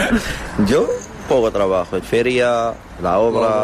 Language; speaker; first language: Spanish; non-native, learner; Arabic